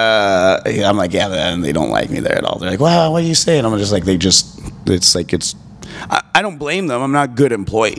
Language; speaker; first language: English; native; English